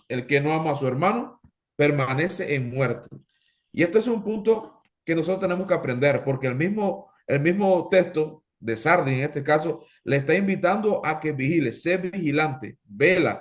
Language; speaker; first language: Spanish; native; Spanish